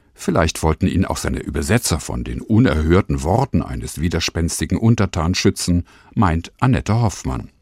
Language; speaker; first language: German; native; German